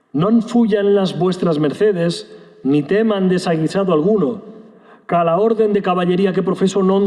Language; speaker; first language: Spanish; native; Spanish